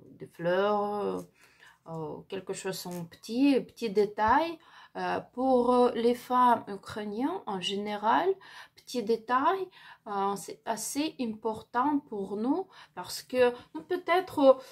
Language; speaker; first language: French; non-native, learner; Ukrainian